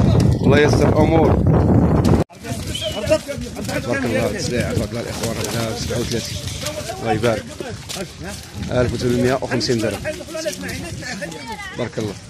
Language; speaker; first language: Arabic; native; Arabic